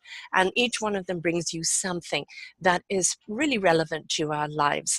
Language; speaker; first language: English; native; English